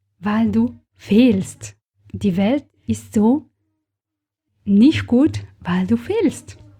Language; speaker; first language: German; non-native, fluent; Serbian